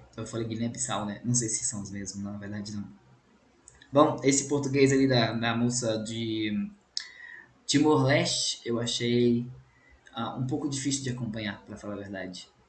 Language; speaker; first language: Portuguese; native; Portuguese